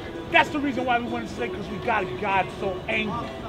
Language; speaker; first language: English; native; English